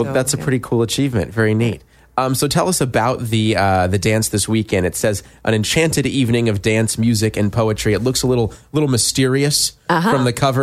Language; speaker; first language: English; native; English